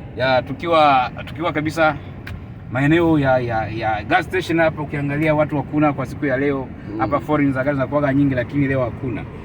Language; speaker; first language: Swahili; native; Swahili